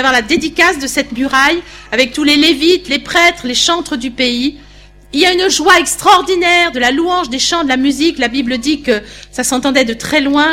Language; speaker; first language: French; native; French